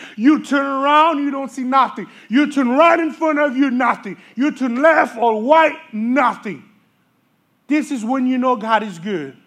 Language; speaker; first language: English; early bilingual, other home language; Haitian Creole